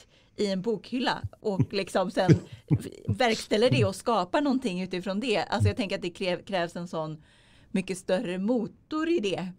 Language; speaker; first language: Swedish; native; Swedish